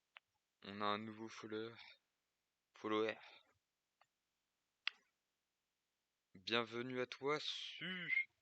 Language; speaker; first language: French; native; French